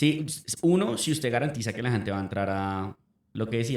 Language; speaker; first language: Spanish; native; Spanish